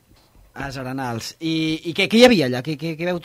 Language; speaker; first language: Catalan; native; Catalan